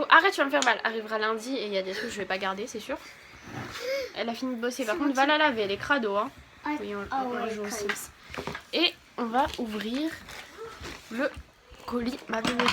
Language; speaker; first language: French; native; French